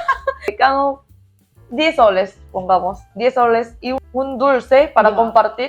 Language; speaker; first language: Spanish; non-native, learner; Korean